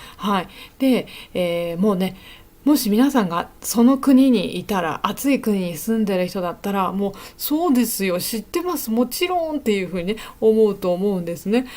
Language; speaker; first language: Japanese; native; Japanese